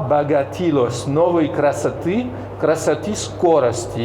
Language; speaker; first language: Russian; non-native, fluent; French